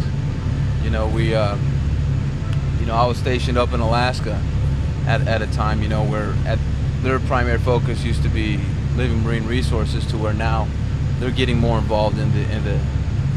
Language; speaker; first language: English; native; English